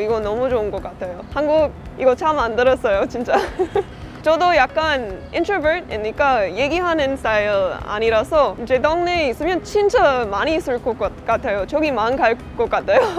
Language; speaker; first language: Korean; non-native, learner; English